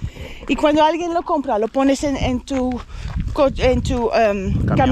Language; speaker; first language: Spanish; non-native, learner; English